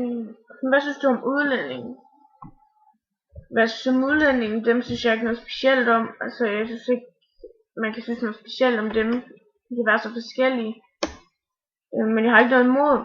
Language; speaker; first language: Danish; native; Danish